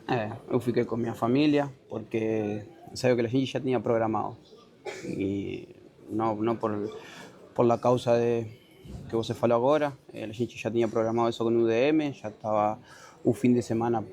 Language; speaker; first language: Portuguese; non-native, learner; Spanish